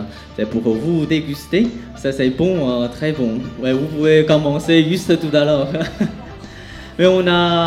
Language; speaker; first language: French; non-native, learner; Chinese